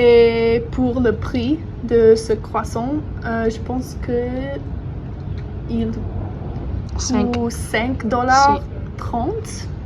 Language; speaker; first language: French; non-native, learner; English